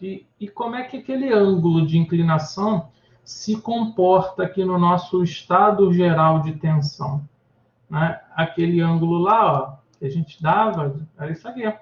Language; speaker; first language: Portuguese; native; Portuguese